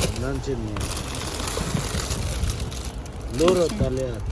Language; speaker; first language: Italian; non-native, learner; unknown